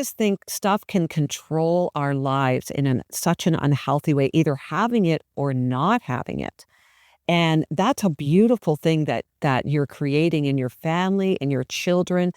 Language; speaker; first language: English; native; English